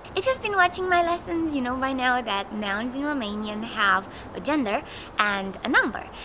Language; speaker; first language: English; non-native, fluent; Romanian